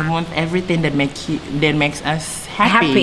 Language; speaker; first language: English; non-native, learner; Indonesian